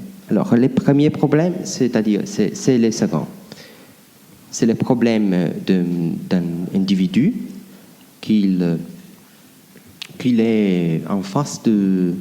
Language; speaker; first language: French; non-native, fluent; Italian